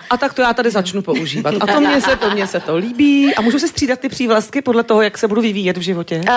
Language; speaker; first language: Czech; native; Czech